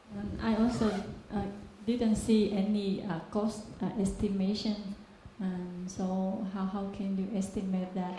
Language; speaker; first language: English; non-native, learner; Vietnamese